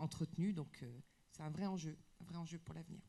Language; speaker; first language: French; native; French